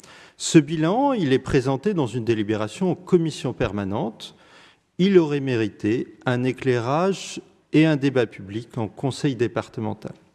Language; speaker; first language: French; native; French